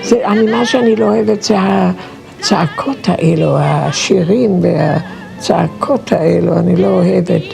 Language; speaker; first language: Hebrew; non-native, fluent; German